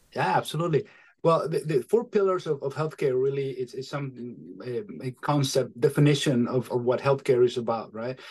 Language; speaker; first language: English; non-native, fluent; Spanish